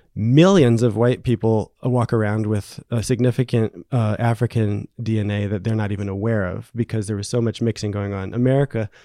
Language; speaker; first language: English; native; English